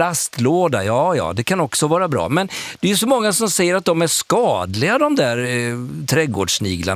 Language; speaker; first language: Swedish; native; Swedish